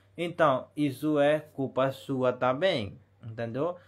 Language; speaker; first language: Portuguese; non-native, learner; Hindi